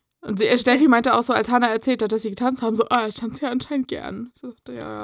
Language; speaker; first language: German; native; German